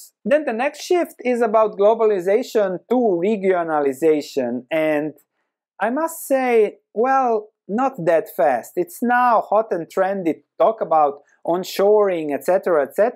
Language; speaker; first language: English; non-native, fluent; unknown